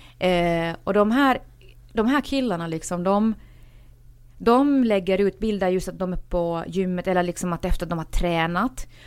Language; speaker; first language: Swedish; native; Swedish